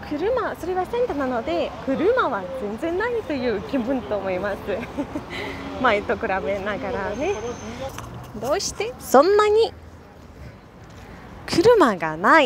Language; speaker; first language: Japanese; non-native, fluent; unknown